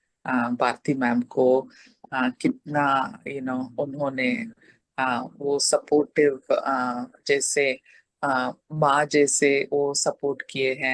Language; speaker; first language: Hindi; non-native, local second language; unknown